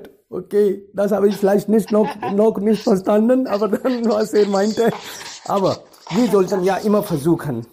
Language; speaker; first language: German; non-native, learner; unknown